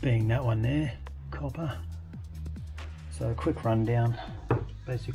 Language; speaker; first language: English; native; English